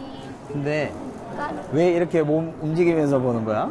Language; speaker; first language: Korean; native; Korean